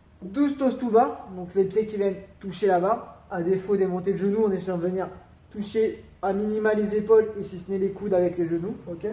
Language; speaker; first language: French; native; French